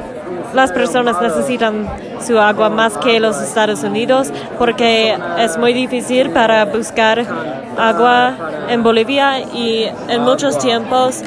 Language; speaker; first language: Spanish; non-native, learner; English